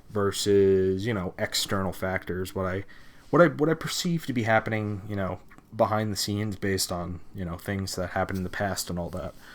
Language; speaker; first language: English; native; English